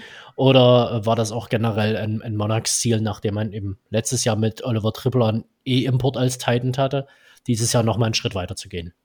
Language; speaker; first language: German; native; German